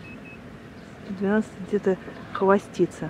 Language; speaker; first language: Russian; native; Russian